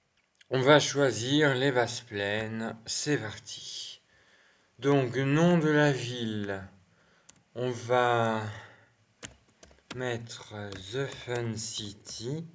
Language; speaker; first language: French; native; French